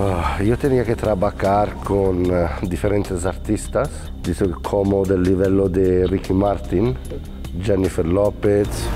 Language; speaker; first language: Spanish; non-native, learner; Italian